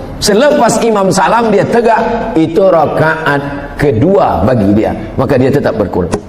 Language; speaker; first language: Malay; native; Malay